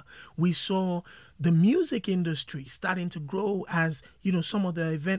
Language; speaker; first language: English; non-native, local second language; Yoruba